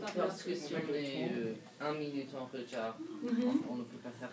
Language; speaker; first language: French; non-native, learner; English